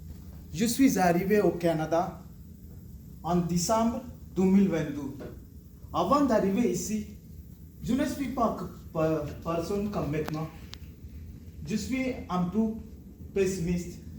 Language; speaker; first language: French; non-native, learner; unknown